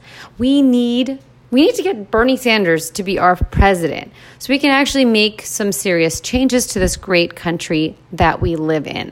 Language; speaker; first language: English; native; English